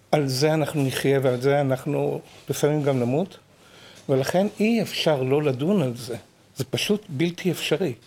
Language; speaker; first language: Hebrew; native; Hebrew